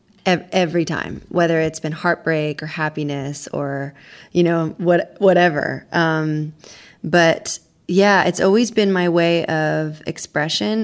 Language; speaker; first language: English; native; English